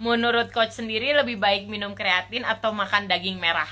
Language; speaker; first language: Indonesian; native; Indonesian